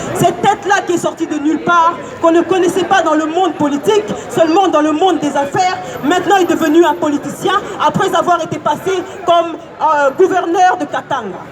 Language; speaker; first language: French; non-native, local second language; Lingala